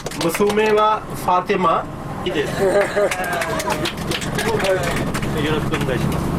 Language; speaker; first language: Japanese; non-native, learner; Urdu